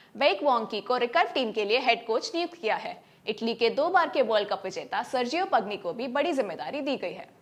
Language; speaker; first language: Hindi; non-native, local second language; Malayalam